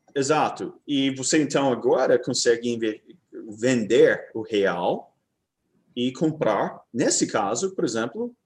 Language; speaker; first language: Portuguese; non-native, fluent; English